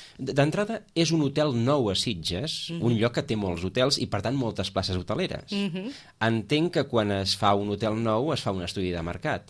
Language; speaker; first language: Catalan; native; Catalan